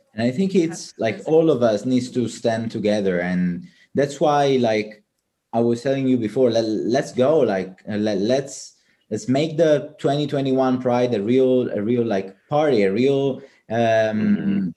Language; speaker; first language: English; non-native, fluent; Italian